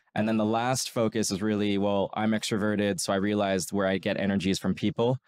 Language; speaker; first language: English; native; English